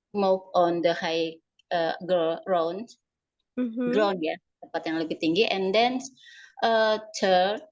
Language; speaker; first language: English; non-native, learner; Indonesian